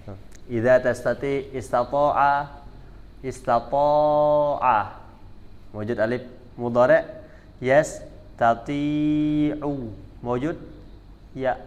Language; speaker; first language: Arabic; non-native, fluent; Indonesian